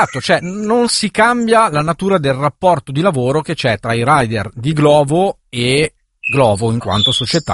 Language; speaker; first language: Italian; native; Italian